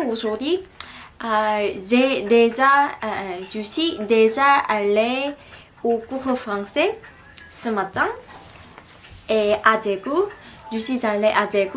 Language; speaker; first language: French; non-native, learner; Korean